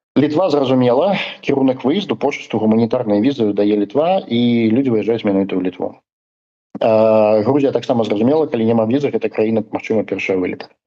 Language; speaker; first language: Belarusian; non-native, local second language; Russian